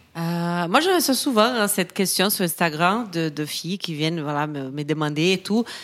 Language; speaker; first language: French; non-native, fluent; Portuguese